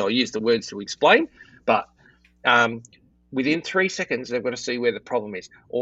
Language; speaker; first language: English; native; English